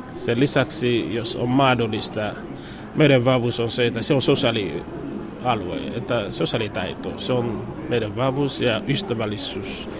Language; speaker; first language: Finnish; non-native, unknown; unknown